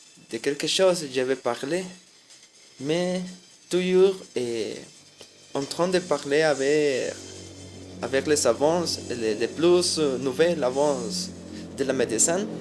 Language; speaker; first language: French; non-native, learner; Spanish